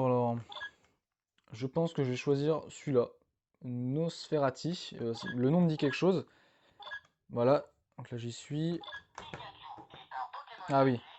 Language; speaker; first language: French; native; French